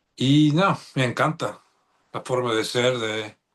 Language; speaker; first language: Spanish; non-native, learner; English